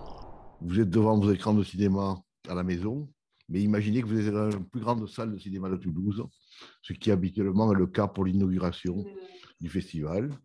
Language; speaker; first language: French; native; French